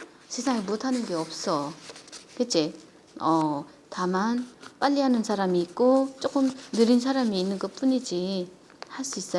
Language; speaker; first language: Korean; native; Korean